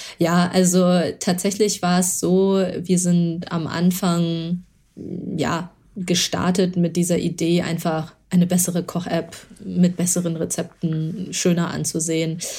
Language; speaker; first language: German; early bilingual, other home language; Chinese